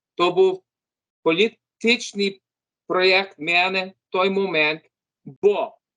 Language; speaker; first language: Ukrainian; early bilingual, heritage; English